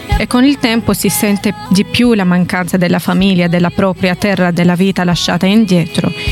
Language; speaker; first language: Italian; non-native, fluent; Arabic